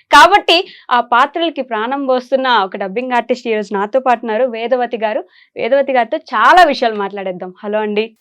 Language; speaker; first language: Telugu; native; Telugu